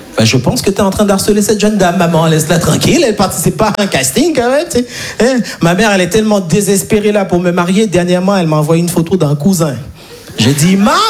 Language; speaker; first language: French; non-native, local second language; Haitian Creole